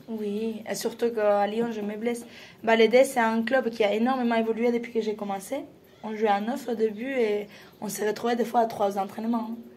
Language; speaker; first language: French; non-native, fluent; Spanish